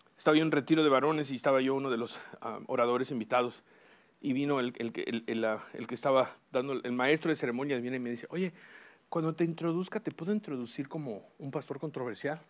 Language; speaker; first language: Spanish; early bilingual, heritage; Spanish